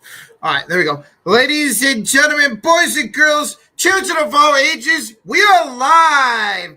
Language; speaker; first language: English; native; English